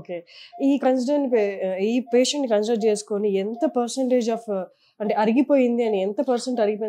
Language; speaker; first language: Telugu; native; Telugu